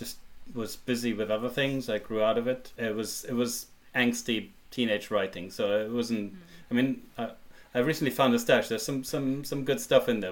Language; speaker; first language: English; non-native, fluent; German